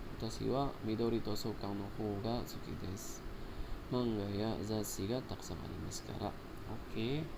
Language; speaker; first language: Japanese; non-native, learner; Indonesian